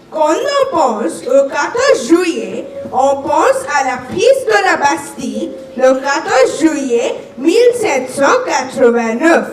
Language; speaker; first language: French; non-native, learner; Bangla